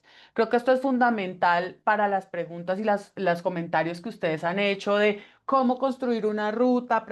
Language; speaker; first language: Spanish; native; Spanish